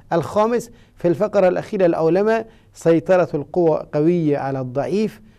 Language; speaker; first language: Arabic; non-native, fluent; Persian